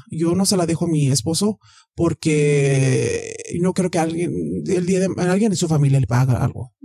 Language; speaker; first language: Spanish; early bilingual, heritage; Spanish